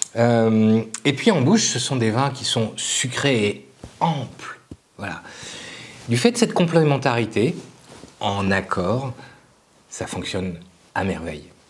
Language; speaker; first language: French; native; French